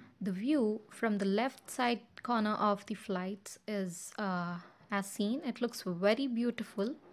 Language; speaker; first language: English; non-native, local second language; Kannada